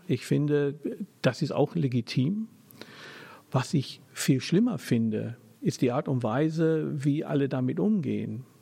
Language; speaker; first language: German; non-native, fluent; English